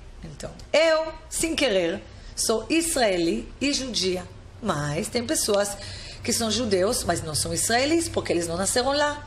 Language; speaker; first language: Portuguese; non-native, fluent; Hebrew